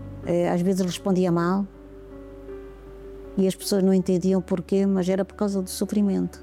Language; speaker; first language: Portuguese; native; Portuguese